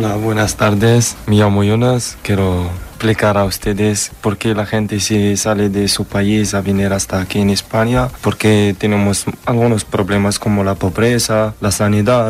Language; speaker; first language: Spanish; non-native, learner; Arabic